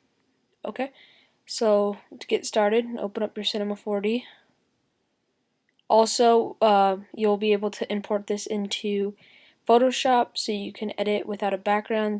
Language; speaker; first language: English; native; English